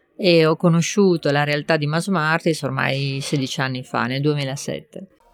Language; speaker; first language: Italian; native; Italian